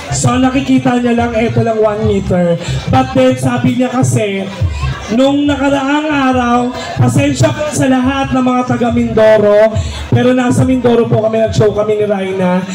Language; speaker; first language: Filipino; native; Filipino